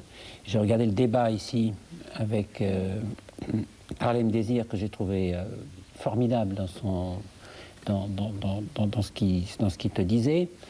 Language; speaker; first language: French; native; French